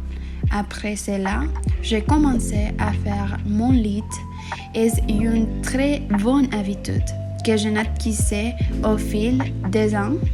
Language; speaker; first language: French; non-native, learner; Spanish